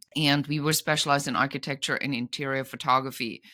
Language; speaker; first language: English; non-native, fluent; German